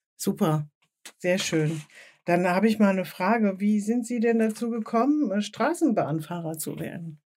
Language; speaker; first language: German; native; German